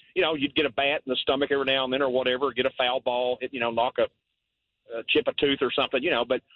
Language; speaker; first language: English; native; English